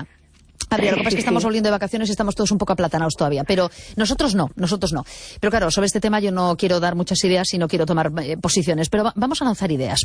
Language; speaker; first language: Spanish; native; Spanish